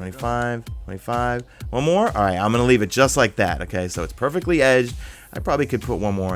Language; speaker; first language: English; native; English